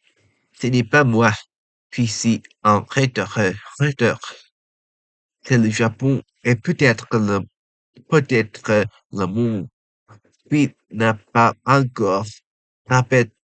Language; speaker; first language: French; non-native, learner; Japanese